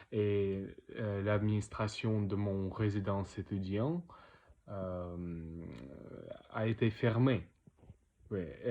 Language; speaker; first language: French; non-native, learner; Russian